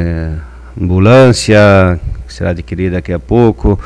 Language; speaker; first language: Portuguese; native; Portuguese